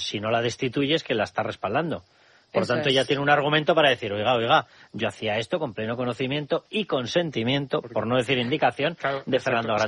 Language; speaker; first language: Spanish; native; Spanish